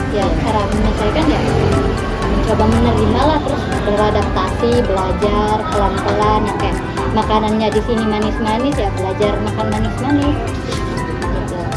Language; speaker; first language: Indonesian; native; Indonesian